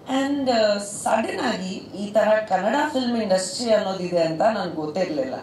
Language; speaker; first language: Kannada; non-native, local second language; Punjabi